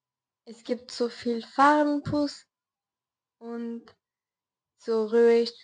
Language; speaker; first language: German; non-native, learner; Arabic